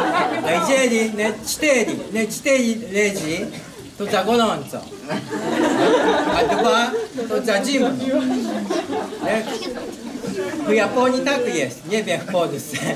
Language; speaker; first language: Polish; non-native, learner; Japanese